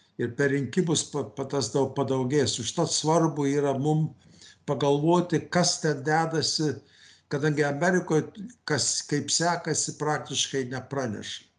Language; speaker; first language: Lithuanian; early bilingual, heritage; Lithuanian